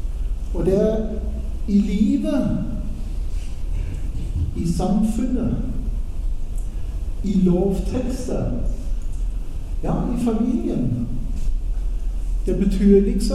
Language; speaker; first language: Norwegian; non-native, fluent; German